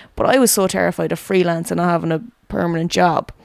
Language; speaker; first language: English; native; English